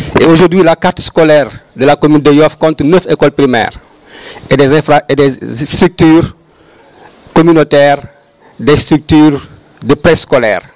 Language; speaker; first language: French; non-native, local second language; Wolof